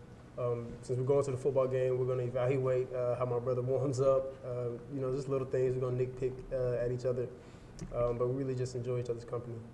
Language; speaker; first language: English; native; English